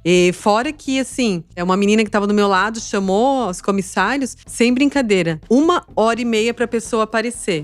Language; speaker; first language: Portuguese; native; Portuguese